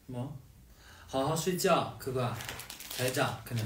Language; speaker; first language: Korean; non-native, fluent; Chinese